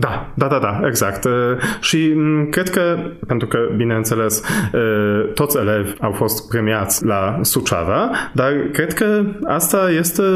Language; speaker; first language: Romanian; non-native, fluent; Polish